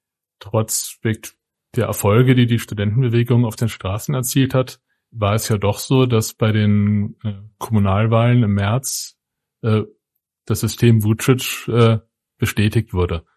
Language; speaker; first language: German; native; German